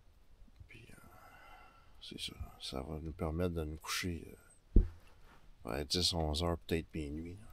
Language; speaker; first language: French; native; French